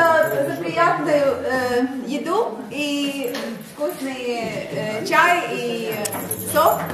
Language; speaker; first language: Russian; non-native, local second language; Latvian